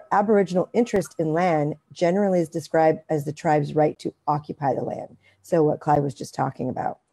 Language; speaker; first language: English; native; English